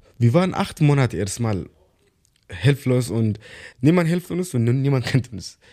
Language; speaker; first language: German; non-native, learner; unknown